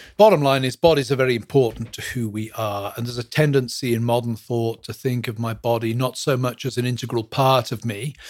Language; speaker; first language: English; native; English